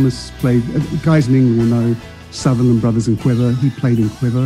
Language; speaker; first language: English; native; English